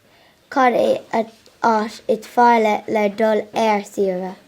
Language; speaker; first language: Irish; non-native, local second language; English